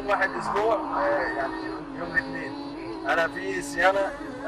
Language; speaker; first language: Arabic; non-native, learner; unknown